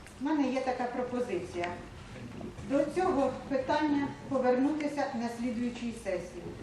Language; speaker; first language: Ukrainian; native; Ukrainian